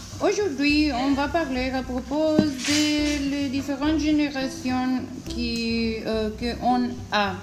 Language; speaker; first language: French; non-native, learner; Spanish